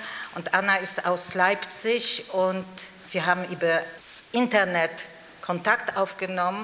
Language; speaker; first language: German; non-native, fluent; Polish